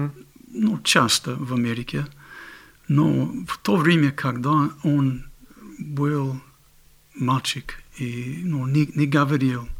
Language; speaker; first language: Russian; non-native, fluent; English